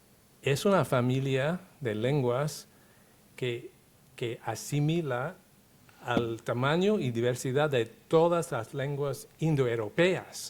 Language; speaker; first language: Spanish; non-native, fluent; English